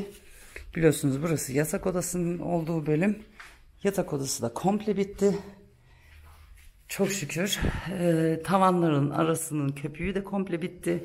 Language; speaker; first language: Turkish; early bilingual, heritage; Turkish